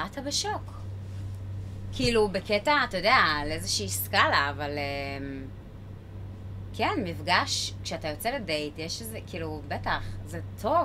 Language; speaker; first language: Hebrew; native; Hebrew